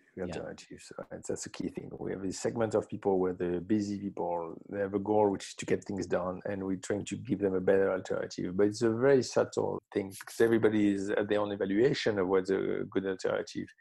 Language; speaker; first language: English; non-native, fluent; French